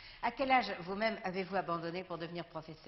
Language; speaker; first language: French; native; French